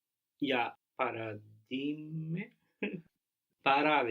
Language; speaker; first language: Greek; non-native, learner; English